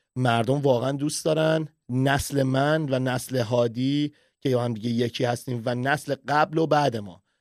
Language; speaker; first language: Persian; early bilingual, heritage; Persian